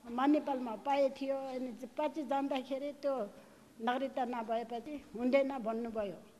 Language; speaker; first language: Nepali; non-native, local second language; Tibetan